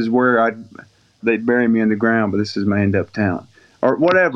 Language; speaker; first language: English; native; English